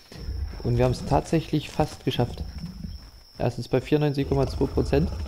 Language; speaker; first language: German; native; German